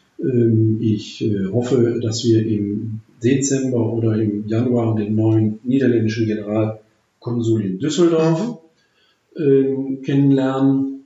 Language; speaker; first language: German; native; German